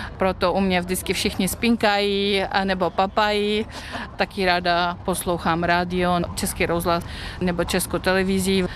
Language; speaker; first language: Czech; non-native, fluent; Russian